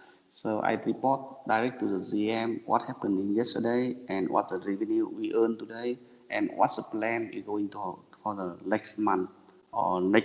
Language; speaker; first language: English; non-native, learner; Vietnamese